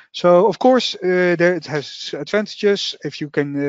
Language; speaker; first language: English; non-native, fluent; Dutch